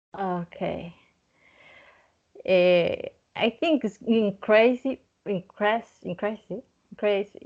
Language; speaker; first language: English; non-native, learner; Spanish